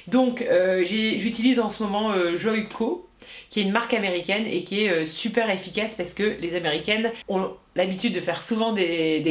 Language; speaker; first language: French; native; French